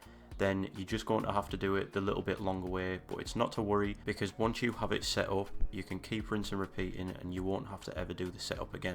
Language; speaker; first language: English; native; English